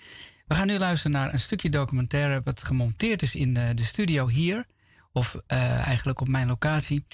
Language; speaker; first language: Dutch; native; Dutch